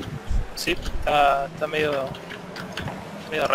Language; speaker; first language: Spanish; native; Spanish